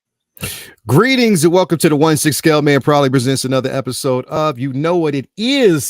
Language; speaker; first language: English; native; English